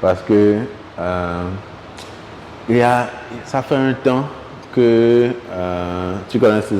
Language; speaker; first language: French; non-native, local second language; Ewe